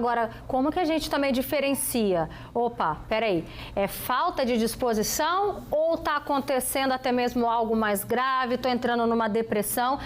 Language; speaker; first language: Portuguese; native; Portuguese